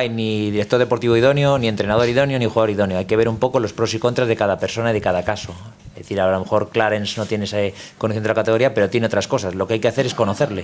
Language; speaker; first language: Spanish; native; Spanish